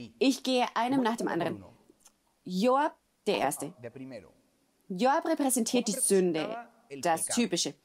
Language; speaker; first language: German; non-native, fluent; Spanish